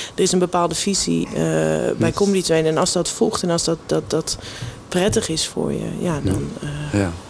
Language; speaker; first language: Dutch; native; Dutch